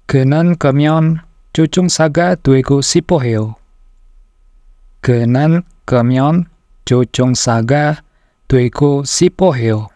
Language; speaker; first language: Korean; non-native, fluent; Indonesian